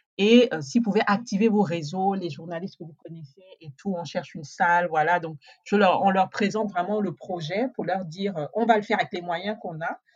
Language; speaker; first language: French; native; French